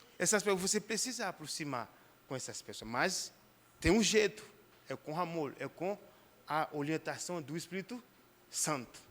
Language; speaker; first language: Portuguese; non-native, fluent; Haitian Creole